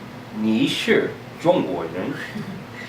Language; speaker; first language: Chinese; non-native, learner; English